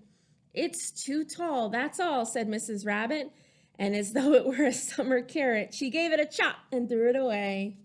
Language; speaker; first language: English; native; English